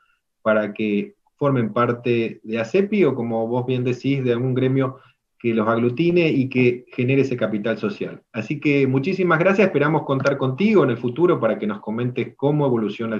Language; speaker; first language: Spanish; native; Spanish